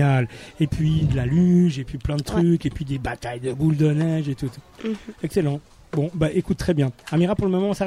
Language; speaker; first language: French; native; French